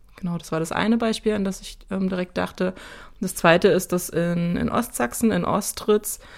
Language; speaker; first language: German; native; German